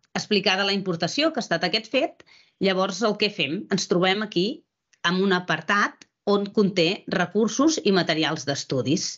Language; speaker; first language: Catalan; native; Catalan